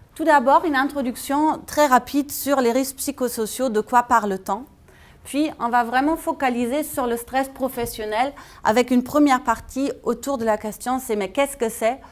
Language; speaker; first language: French; non-native, fluent; German